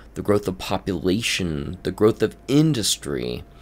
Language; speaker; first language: English; native; English